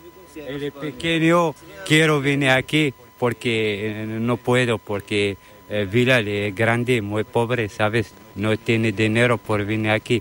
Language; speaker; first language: Spanish; non-native, learner; Arabic